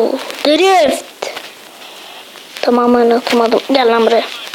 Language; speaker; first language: Turkish; native; Turkish